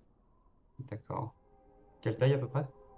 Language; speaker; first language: French; native; French